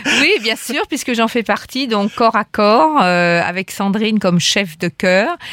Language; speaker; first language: French; native; French